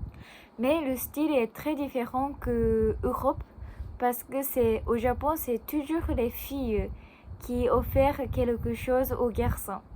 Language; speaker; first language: French; non-native, learner; Japanese